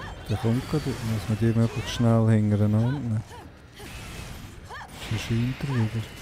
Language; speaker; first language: German; native; German